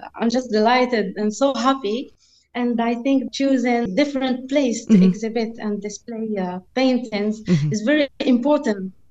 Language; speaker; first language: English; non-native, fluent; Arabic